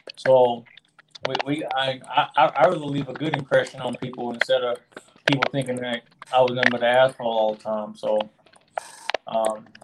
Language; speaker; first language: English; native; English